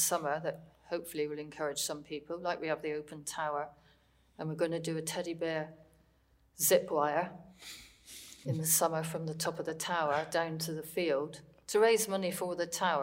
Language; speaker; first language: English; native; English